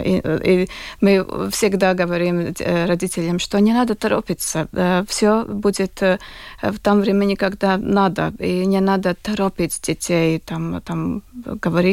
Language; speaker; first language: Russian; non-native, local second language; Latvian